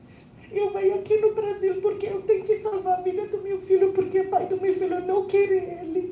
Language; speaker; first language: Portuguese; non-native, learner; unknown